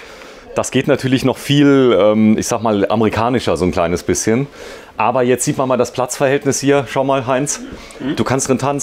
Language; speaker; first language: German; native; German